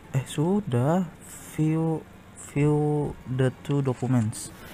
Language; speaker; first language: English; non-native, learner; Indonesian